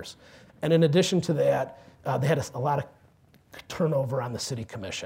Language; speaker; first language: English; native; English